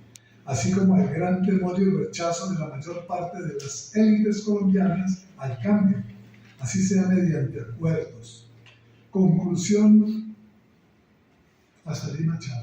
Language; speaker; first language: Spanish; native; Spanish